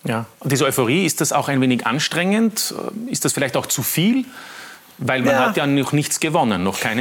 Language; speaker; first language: German; native; German